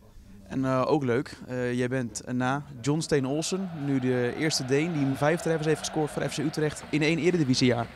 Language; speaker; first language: Dutch; native; Dutch